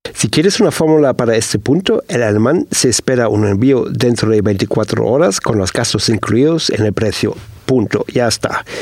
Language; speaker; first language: Spanish; non-native, fluent; German